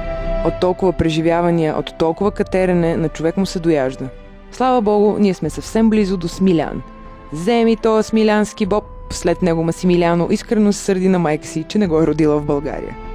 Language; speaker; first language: Bulgarian; native; Bulgarian